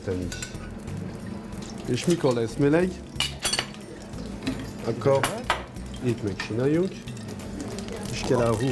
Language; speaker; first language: Hungarian; non-native, learner; French